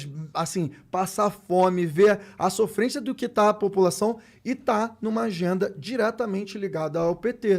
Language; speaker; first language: Portuguese; native; Portuguese